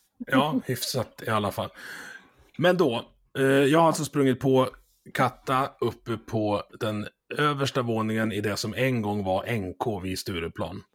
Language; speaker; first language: Swedish; native; Swedish